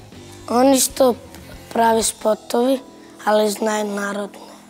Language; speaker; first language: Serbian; non-native, local second language; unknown